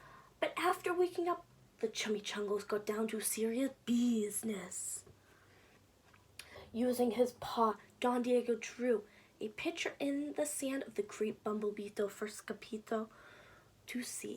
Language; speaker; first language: English; native; English